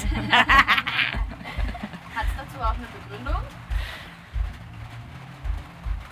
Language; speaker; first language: German; native; German